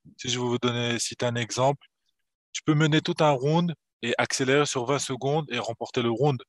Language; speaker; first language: French; early bilingual, other home language; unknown